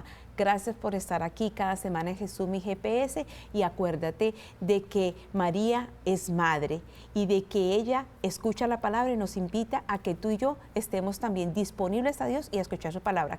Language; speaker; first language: Spanish; native; Spanish